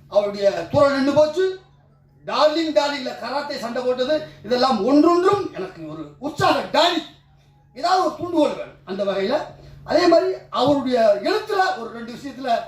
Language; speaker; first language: Tamil; native; Tamil